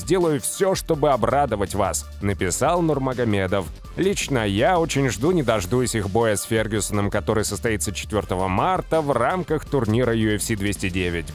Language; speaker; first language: Russian; native; Russian